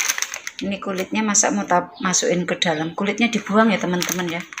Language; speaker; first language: Indonesian; non-native, local second language; Javanese